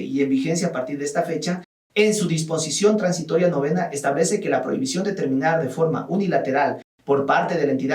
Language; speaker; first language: Spanish; native; Spanish